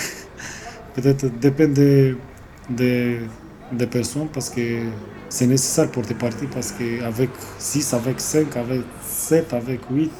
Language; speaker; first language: French; non-native, learner; Romanian